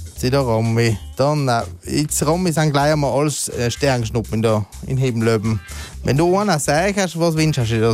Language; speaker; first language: German; native; German